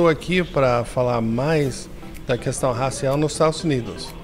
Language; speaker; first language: Portuguese; non-native, fluent; English